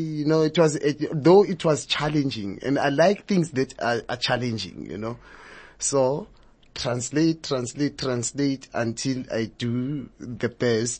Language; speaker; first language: English; non-native, local second language; Zulu